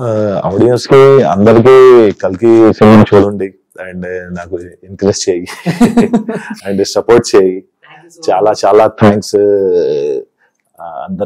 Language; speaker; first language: Telugu; non-native, local second language; Hindi